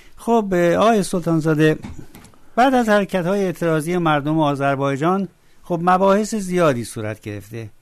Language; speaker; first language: Persian; non-native, local second language; Azerbaijani